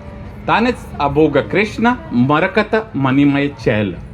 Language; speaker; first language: Russian; non-native, fluent; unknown